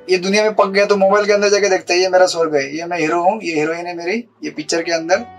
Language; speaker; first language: Hindi; non-native, local second language; Marathi